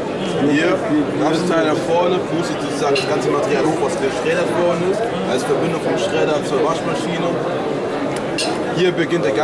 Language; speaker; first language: German; native; German